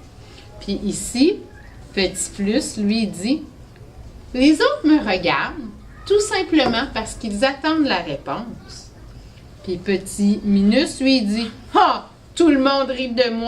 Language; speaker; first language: French; native; French